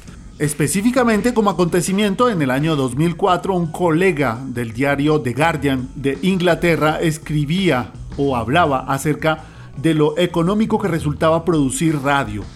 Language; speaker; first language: Spanish; native; Spanish